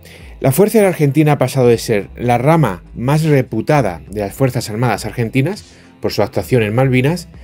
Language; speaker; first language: Spanish; native; Spanish